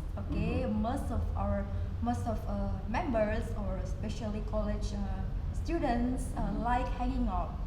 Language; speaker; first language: English; non-native, learner; Indonesian